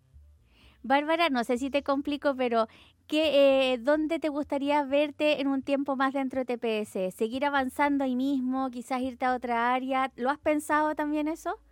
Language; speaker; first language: Spanish; native; Spanish